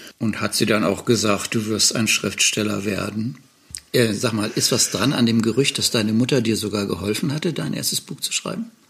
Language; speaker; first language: German; native; German